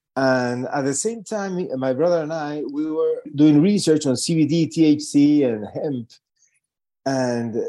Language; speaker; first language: English; non-native, fluent; Spanish